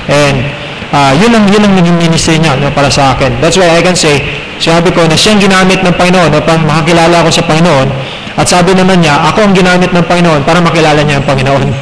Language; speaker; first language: Filipino; non-native, local second language; Cebuano